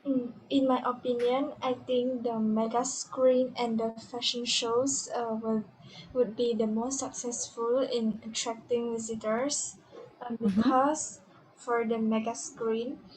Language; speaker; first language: English; non-native, learner; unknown